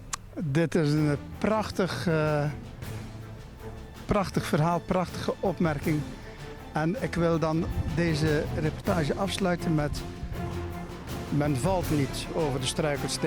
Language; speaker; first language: Dutch; native; Dutch